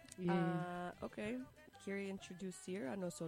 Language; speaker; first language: Spanish; non-native, learner; English